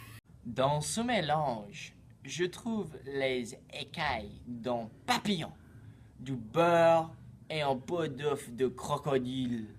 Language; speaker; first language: French; non-native, learner; English